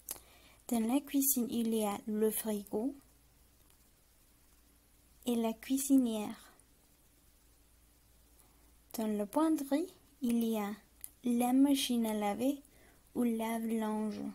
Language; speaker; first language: French; non-native, learner; Spanish